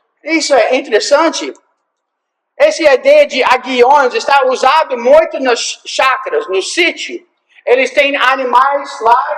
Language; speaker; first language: Portuguese; non-native, fluent; English